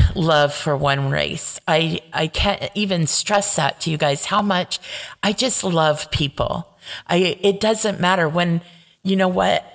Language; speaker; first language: English; native; English